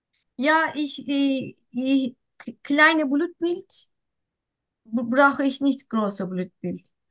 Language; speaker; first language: German; non-native, learner; Turkish